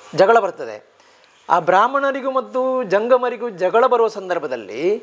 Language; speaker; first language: Kannada; native; Kannada